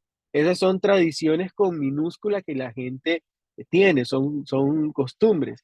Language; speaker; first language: Spanish; native; Spanish